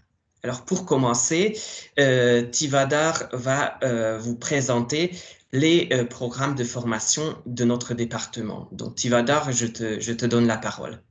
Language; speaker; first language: French; non-native, fluent; Hungarian